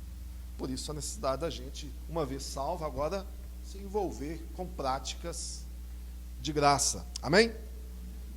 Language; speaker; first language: Portuguese; native; Portuguese